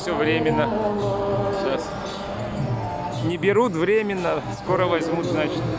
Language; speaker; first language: Russian; native; Russian